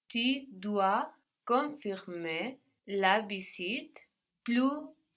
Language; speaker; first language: French; non-native, learner; English